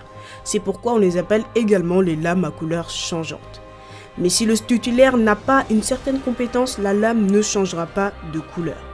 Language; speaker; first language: French; native; French